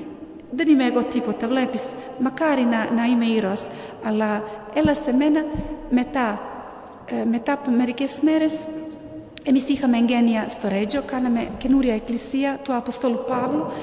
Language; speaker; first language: Greek; non-native, fluent; Serbian